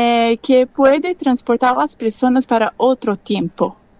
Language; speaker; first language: Spanish; non-native, learner; Portuguese